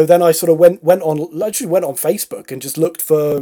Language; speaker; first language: English; native; English